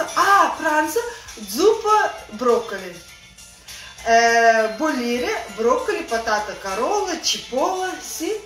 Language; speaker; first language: Italian; non-native, learner; Russian